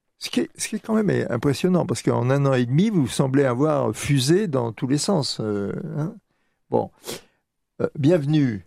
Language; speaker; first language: French; native; French